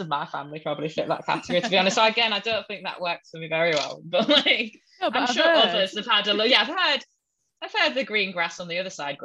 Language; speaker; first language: English; native; English